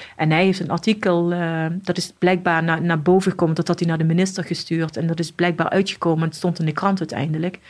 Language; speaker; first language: Dutch; early bilingual, other home language; Arabic